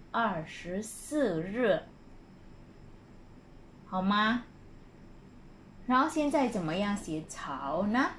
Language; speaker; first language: Chinese; non-native, fluent; Indonesian